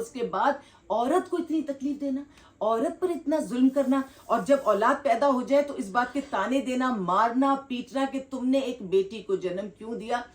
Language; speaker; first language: Urdu; native; Urdu